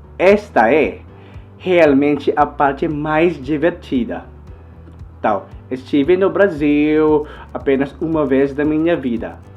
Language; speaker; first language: Portuguese; non-native, learner; Filipino